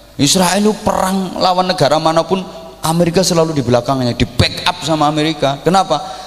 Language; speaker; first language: Indonesian; native; Indonesian